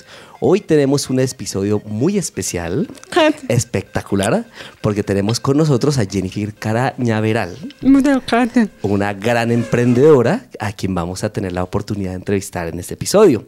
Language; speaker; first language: Spanish; native; Spanish